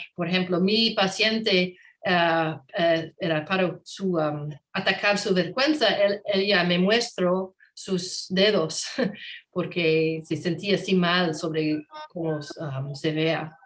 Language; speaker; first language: Spanish; non-native, learner; English